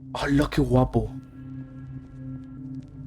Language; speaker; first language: Spanish; native; Spanish